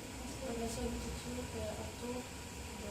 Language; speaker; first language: French; non-native, learner; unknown